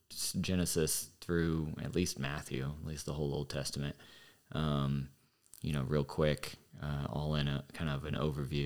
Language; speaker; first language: English; native; English